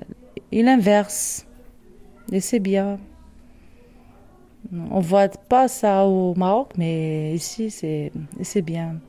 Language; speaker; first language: French; non-native, learner; Arabic